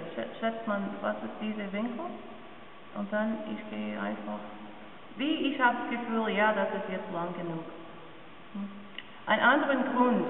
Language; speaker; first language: German; non-native, learner; English